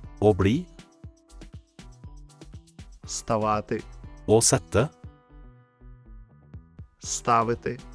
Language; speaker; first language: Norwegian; non-native, fluent; Ukrainian